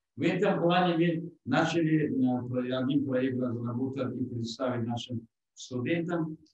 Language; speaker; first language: Russian; non-native, local second language; Tajik